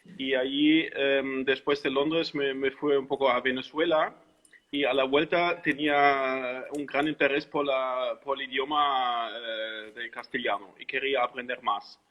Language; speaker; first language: Spanish; non-native, fluent; German